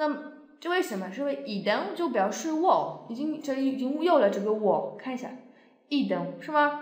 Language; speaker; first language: Chinese; non-native, fluent; Polish